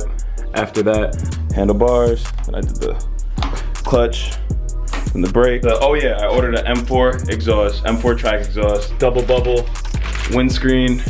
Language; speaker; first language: English; native; English